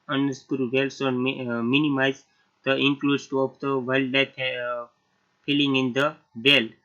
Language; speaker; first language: English; non-native, local second language; Gujarati